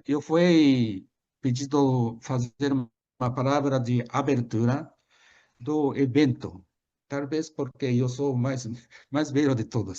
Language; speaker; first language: Portuguese; non-native, fluent; Japanese